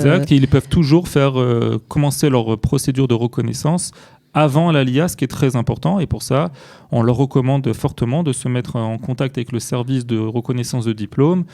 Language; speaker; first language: French; native; French